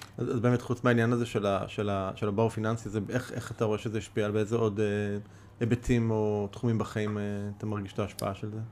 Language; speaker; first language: Hebrew; native; Hebrew